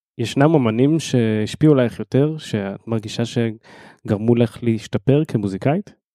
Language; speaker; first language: Hebrew; native; Hebrew